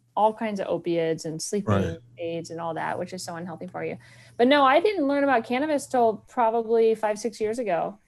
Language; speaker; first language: English; native; English